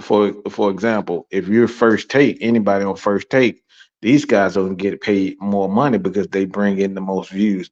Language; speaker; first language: English; native; English